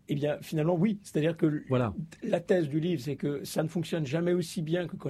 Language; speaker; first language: French; native; French